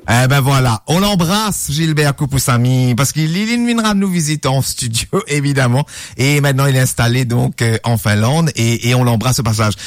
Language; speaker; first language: French; non-native, local second language; Morisyen